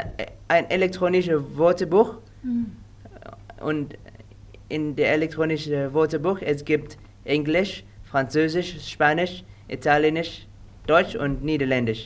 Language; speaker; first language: German; non-native, learner; Indonesian